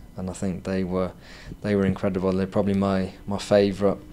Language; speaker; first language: English; native; English